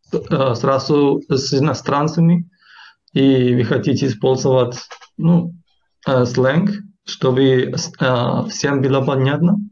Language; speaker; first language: Russian; non-native, fluent; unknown